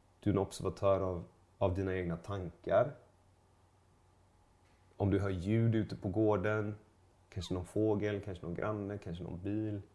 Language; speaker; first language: Swedish; native; Swedish